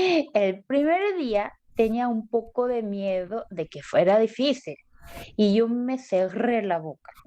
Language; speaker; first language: Spanish; non-native, learner; Korean